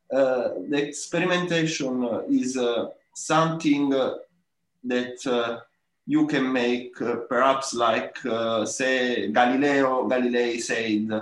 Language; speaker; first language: English; non-native, learner; Italian